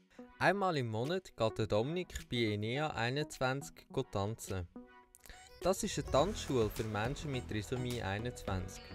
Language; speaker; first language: German; native; German